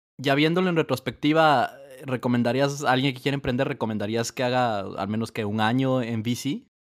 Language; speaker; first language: Spanish; native; Spanish